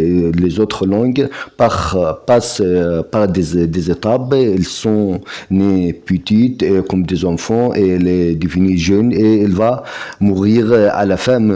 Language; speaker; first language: French; non-native, fluent; Arabic